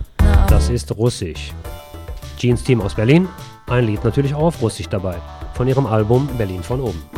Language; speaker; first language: German; native; German